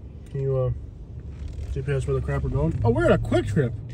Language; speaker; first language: English; native; English